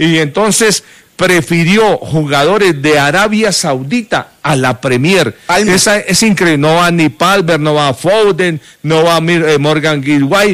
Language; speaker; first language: Spanish; native; Spanish